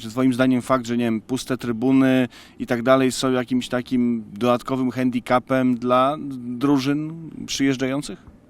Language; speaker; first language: Polish; native; Polish